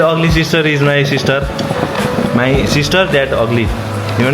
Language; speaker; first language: English; non-native, learner; Nepali